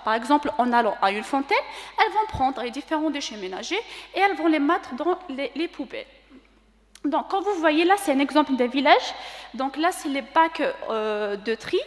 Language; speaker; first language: French; non-native, local second language; Kabyle